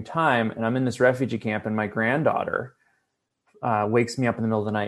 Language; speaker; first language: English; native; English